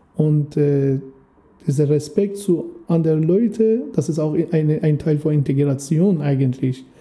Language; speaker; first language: German; non-native, fluent; Persian